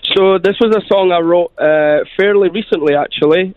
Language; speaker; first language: English; native; English